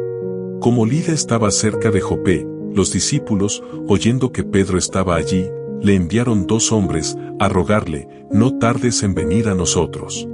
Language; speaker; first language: Spanish; native; Spanish